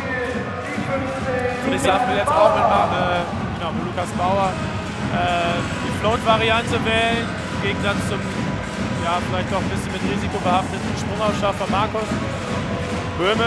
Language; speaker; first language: German; native; German